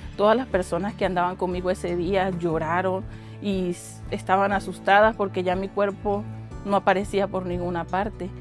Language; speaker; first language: Spanish; native; Spanish